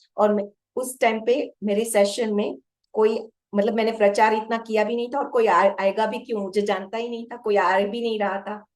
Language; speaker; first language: Hindi; non-native, local second language; Gujarati